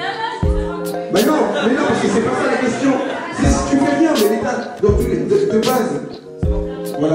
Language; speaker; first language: French; native; French